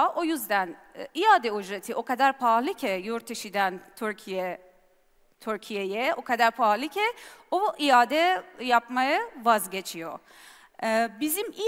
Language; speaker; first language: Turkish; non-native, learner; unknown